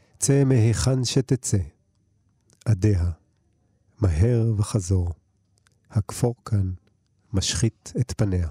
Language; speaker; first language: Hebrew; early bilingual, other home language; Russian